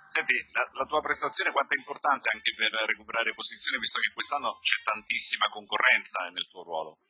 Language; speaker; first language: Italian; native; Italian